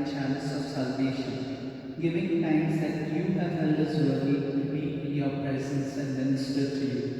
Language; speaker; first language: English; non-native, local second language; Konkani